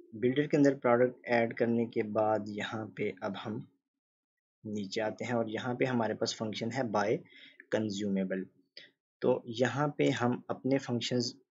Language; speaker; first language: Urdu; native; Urdu